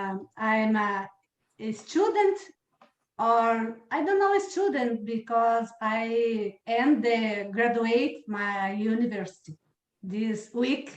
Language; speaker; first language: English; non-native, learner; Portuguese